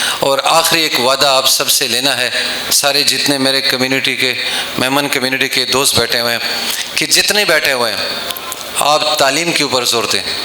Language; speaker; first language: Urdu; non-native, local second language; Pashto